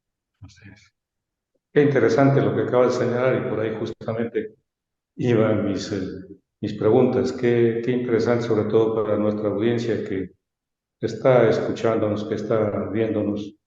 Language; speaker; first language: Spanish; native; Spanish